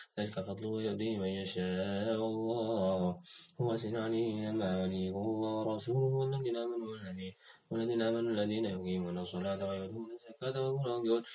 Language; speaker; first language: Arabic; non-native, learner; Indonesian